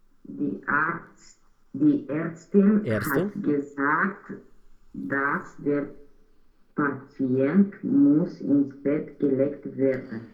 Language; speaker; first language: German; non-native, learner; Romanian